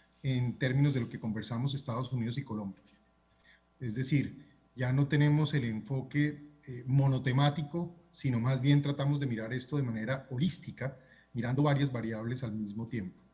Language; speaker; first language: Spanish; native; Spanish